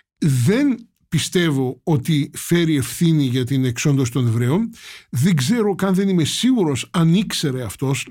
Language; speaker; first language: Greek; native; Greek